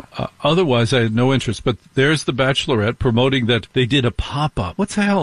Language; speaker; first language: English; native; English